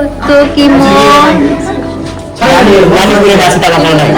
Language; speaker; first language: Japanese; non-native, learner; Nepali